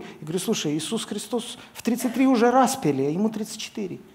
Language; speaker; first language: Russian; native; Russian